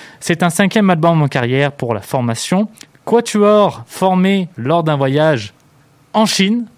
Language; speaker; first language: French; native; French